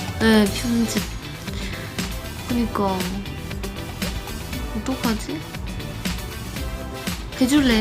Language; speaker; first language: Korean; non-native, learner; Japanese